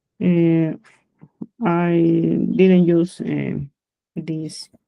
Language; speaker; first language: English; non-native, learner; Spanish